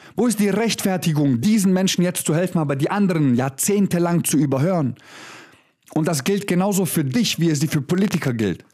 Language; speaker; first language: German; early bilingual, other home language; Croatian